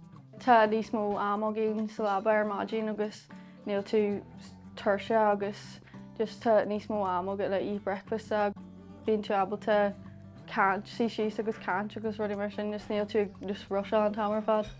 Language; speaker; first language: Irish; native; Irish